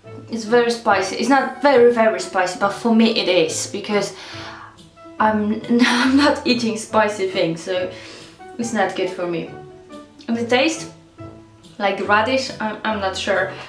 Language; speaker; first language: English; non-native, learner; Polish